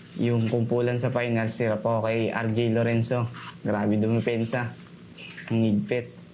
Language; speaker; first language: Filipino; native; Filipino